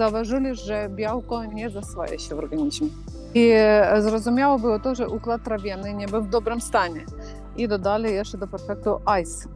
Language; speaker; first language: Polish; non-native, fluent; Ukrainian